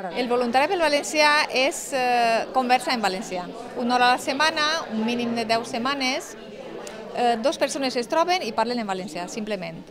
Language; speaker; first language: Catalan; non-native, fluent; Romanian